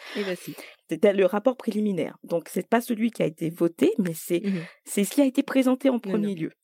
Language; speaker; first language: French; native; French